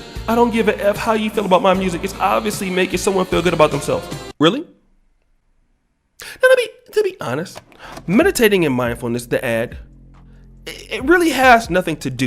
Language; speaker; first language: English; native; English